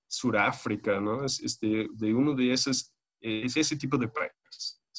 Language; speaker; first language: Spanish; non-native, fluent; English